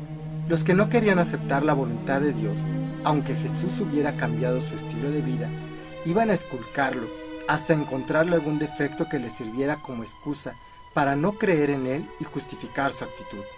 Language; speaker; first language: Spanish; native; Spanish